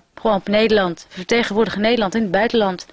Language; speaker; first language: Dutch; early bilingual, other home language; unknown